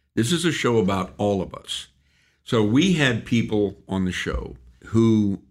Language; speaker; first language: English; native; English